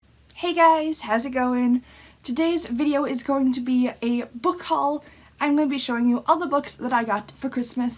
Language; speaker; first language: English; native; English